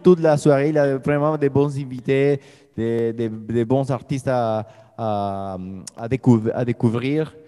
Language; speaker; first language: French; non-native, fluent; Spanish